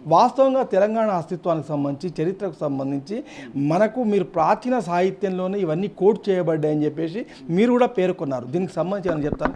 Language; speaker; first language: Telugu; native; Telugu